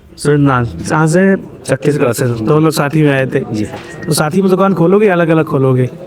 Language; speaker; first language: Hindi; native; Hindi